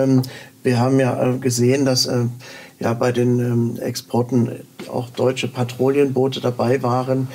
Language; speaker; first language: German; native; German